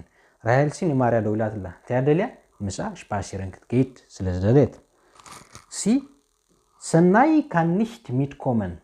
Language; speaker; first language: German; non-native, fluent; Tigrinya